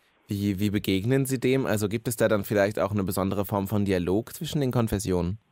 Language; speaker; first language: German; native; German